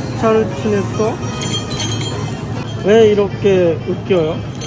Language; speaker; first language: Korean; non-native, learner; Japanese